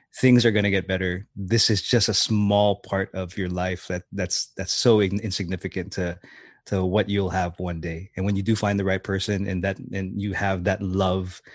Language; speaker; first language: English; native; English